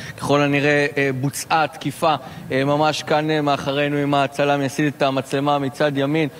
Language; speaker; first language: Hebrew; native; Hebrew